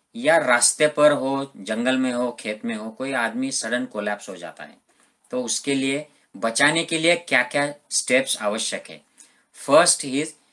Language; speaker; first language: Hindi; non-native, local second language; Marathi